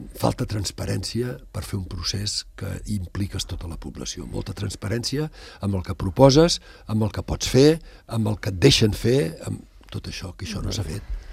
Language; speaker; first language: Catalan; native; Catalan